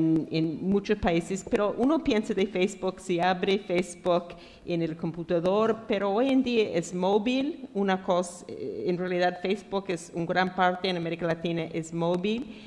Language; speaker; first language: Spanish; non-native, fluent; English